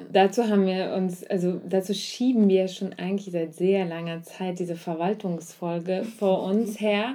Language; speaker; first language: German; early bilingual, other home language; Russian